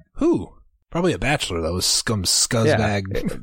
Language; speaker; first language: English; native; English